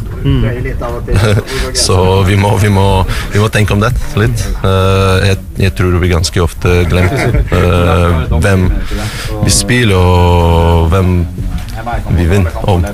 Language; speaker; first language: Norwegian; non-native, fluent; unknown